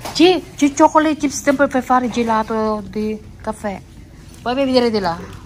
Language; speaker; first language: Italian; non-native, learner; Filipino